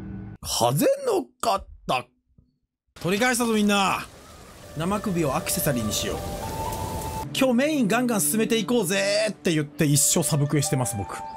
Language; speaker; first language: Japanese; native; Japanese